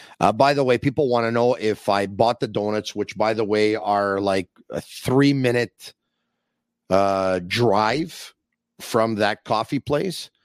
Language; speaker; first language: English; native; English